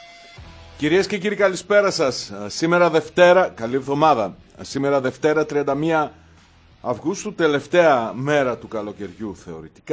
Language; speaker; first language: Greek; native; Greek